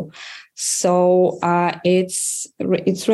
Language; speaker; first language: English; non-native, fluent; Russian